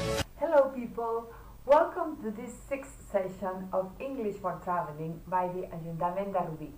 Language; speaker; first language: English; non-native, fluent; Catalan